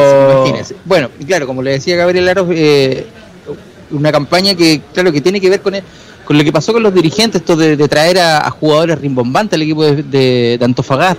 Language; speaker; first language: Spanish; native; Spanish